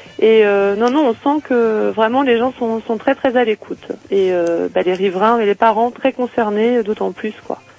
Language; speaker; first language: French; native; French